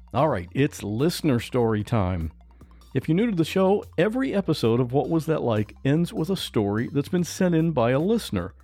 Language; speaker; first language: English; native; English